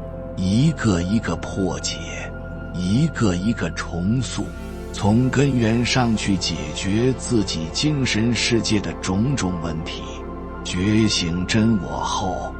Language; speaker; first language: Chinese; native; Chinese